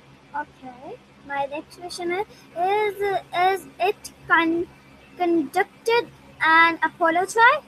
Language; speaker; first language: English; non-native, learner; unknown